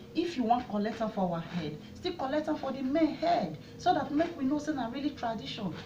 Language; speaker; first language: Nigerian Pidgin; non-native, local second language; Bini